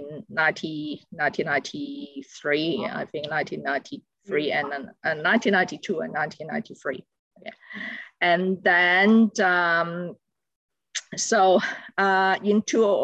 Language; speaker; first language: English; non-native, local second language; Cantonese